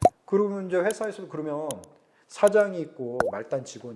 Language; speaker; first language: Korean; native; Korean